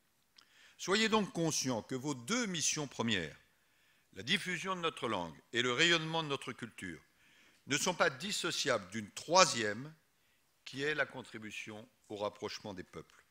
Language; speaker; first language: French; native; French